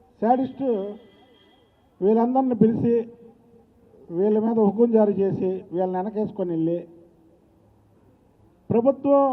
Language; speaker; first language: Telugu; native; Telugu